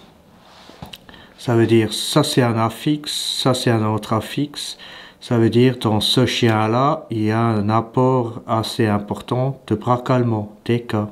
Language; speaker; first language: French; native; French